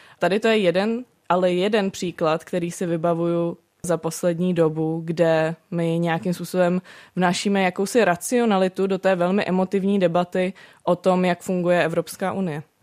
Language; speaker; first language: Czech; native; Czech